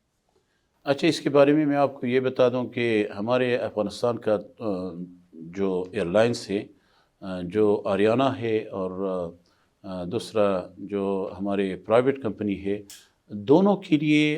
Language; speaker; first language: Hindi; non-native, fluent; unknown